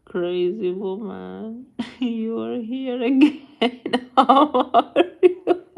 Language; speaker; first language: English; non-native, learner; Persian